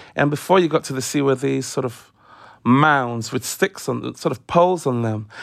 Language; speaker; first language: English; non-native, local second language; Akan